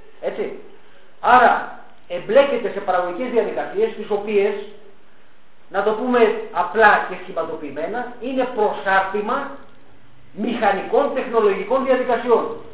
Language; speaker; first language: Greek; early bilingual, heritage; Greek